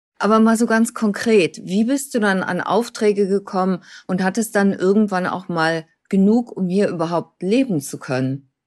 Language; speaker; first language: German; native; German